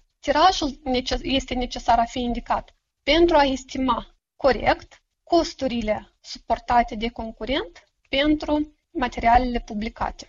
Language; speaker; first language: Romanian; native; Romanian